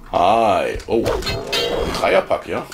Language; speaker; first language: German; native; German